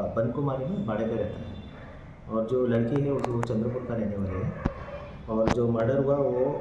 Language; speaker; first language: Hindi; non-native, local second language; Bangla